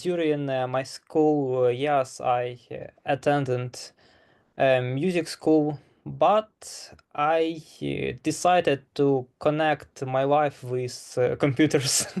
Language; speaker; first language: English; non-native, learner; Ukrainian